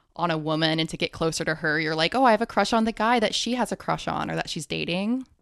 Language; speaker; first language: English; early bilingual, other home language; Hindi